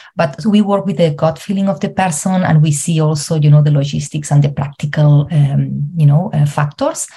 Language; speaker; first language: English; non-native, fluent; Spanish